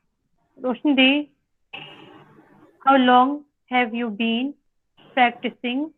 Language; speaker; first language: English; non-native, learner; Hindi